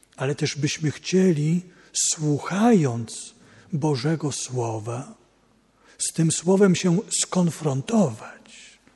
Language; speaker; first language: Polish; native; Polish